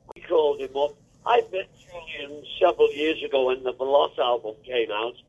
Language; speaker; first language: English; native; English